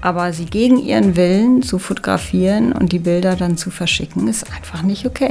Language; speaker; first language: German; native; German